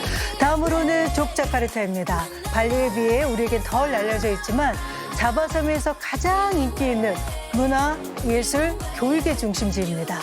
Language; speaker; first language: Korean; native; Korean